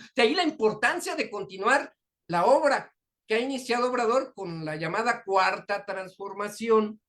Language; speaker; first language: Spanish; native; Spanish